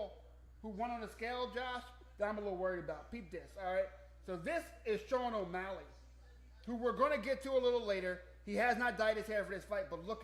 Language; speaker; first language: English; native; English